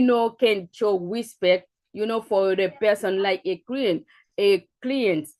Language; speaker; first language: English; non-native, learner; Haitian Creole